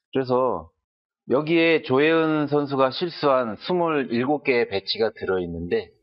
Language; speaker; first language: Korean; native; Korean